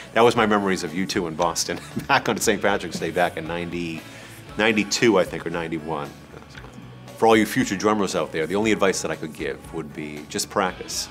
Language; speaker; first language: English; native; English